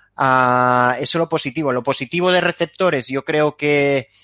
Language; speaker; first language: Spanish; native; Spanish